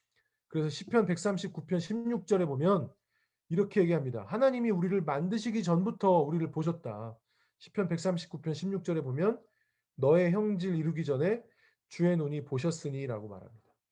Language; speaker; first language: Korean; native; Korean